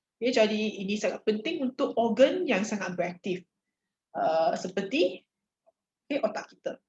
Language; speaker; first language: Malay; non-native, local second language; Chinese